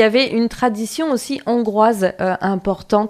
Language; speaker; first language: French; native; French